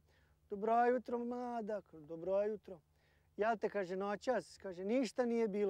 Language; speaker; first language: Croatian; native; Croatian